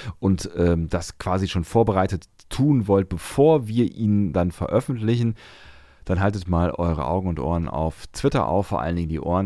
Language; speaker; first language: German; native; German